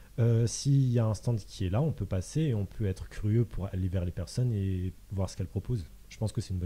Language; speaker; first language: French; native; French